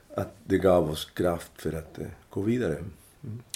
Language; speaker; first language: Swedish; non-native, fluent; Spanish